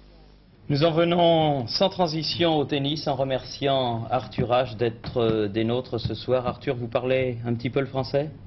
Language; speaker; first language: French; native; French